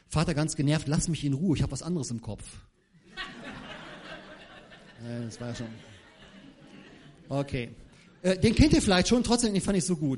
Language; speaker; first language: German; native; German